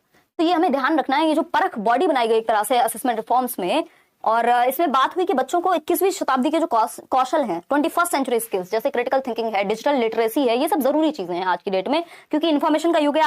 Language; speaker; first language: Hindi; native; Hindi